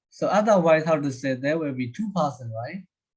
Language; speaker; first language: English; non-native, fluent; Burmese